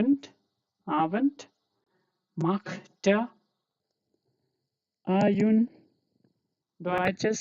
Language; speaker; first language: German; non-native, fluent; Hindi